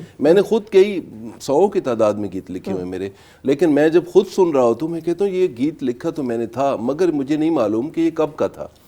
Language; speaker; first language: Urdu; non-native, local second language; Saraiki